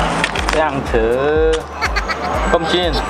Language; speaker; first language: Vietnamese; non-native, learner; Korean